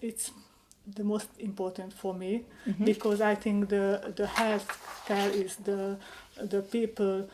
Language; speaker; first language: English; non-native, learner; Hungarian